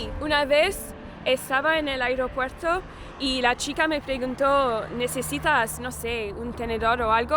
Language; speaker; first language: Spanish; non-native, learner; English